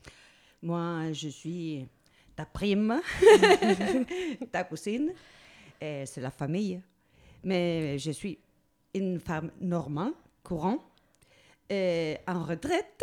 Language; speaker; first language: French; non-native, learner; Spanish